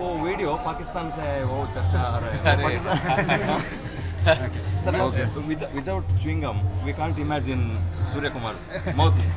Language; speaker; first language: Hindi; non-native, local second language; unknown